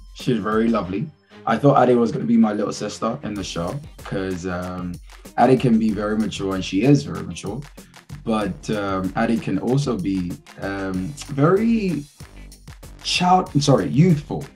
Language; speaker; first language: English; native; English